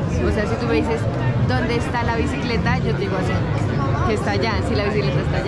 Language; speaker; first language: Spanish; native; Spanish